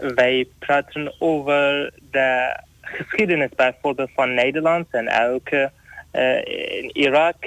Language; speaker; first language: Dutch; non-native, learner; Arabic